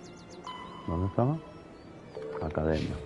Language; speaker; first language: Spanish; non-native, fluent; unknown